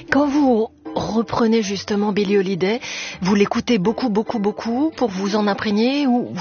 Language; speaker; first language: French; native; French